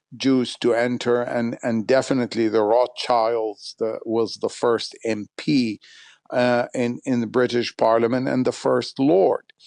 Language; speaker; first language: English; non-native, fluent; Arabic